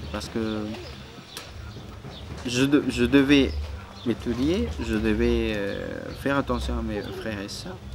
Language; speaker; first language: French; non-native, fluent; Spanish